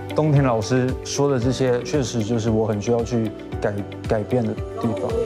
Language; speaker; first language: Chinese; native; Chinese